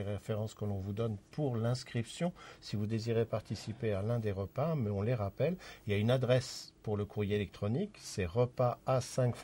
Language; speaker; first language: French; native; French